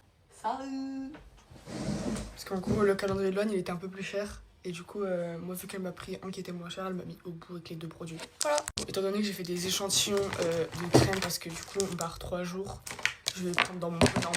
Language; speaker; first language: French; native; French